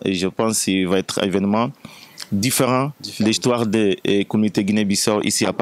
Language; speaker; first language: French; non-native, fluent; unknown